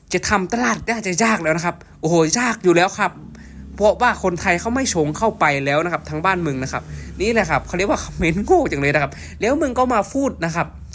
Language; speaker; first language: Thai; native; Thai